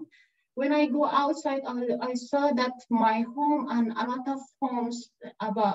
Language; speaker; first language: English; non-native, learner; Persian